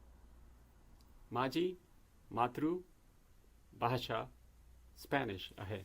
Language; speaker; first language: Marathi; non-native, learner; Spanish